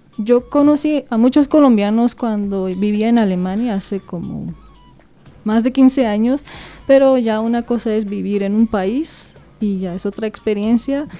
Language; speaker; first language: Spanish; non-native, fluent; Georgian